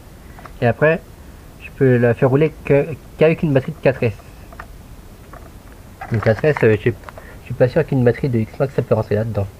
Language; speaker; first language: French; native; French